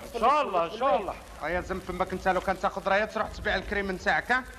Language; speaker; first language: Arabic; native; Arabic